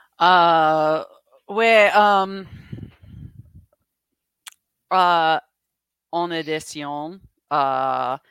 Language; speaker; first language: French; non-native, learner; English